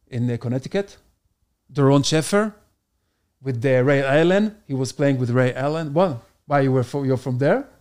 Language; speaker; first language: English; non-native, fluent; Hebrew